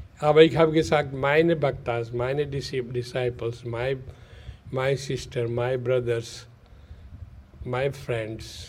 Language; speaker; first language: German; non-native, learner; Hindi